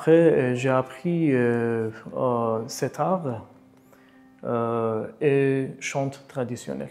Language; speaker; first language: French; non-native, learner; Persian